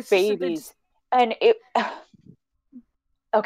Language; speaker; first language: English; native; English